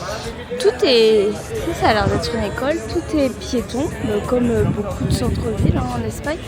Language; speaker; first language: French; native; French